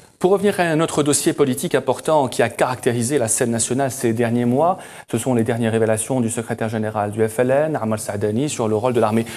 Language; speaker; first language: French; non-native, local second language; Arabic